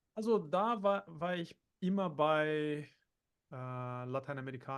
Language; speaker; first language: German; non-native, fluent; Portuguese